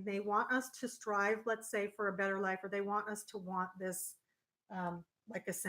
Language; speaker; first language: English; native; English